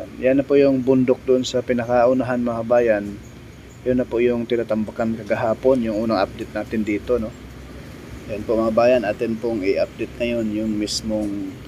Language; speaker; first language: Filipino; native; Filipino